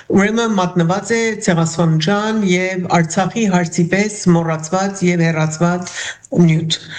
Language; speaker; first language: Armenian; early bilingual, heritage; Armenian